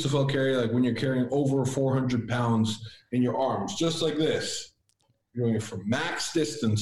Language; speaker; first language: English; early bilingual, other home language; Latvian